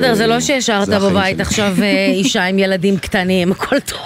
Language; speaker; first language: Hebrew; native; Hebrew